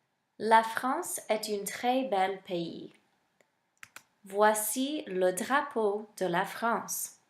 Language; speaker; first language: French; non-native, fluent; English